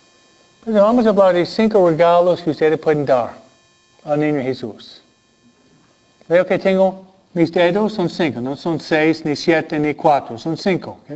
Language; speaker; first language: Spanish; non-native, fluent; English